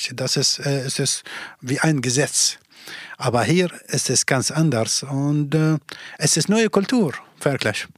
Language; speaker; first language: German; non-native, learner; Persian